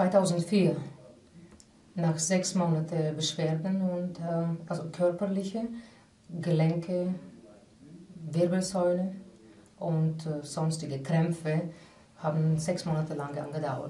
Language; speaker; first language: German; non-native, fluent; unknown